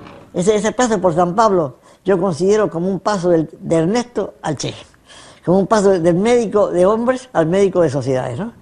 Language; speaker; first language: Spanish; native; Spanish